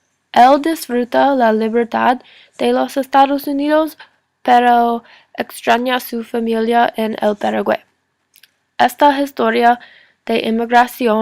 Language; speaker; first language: Spanish; non-native, learner; English